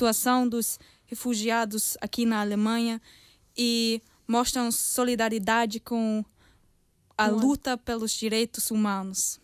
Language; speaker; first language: Portuguese; early bilingual, heritage; Portuguese